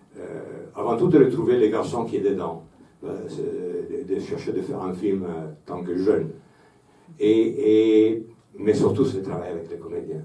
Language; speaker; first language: French; non-native, fluent; Italian